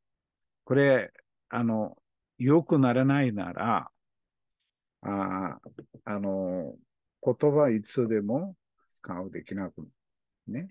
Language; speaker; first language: Japanese; non-native, learner; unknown